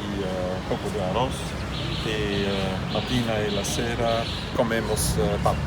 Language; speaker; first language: Spanish; non-native, learner; French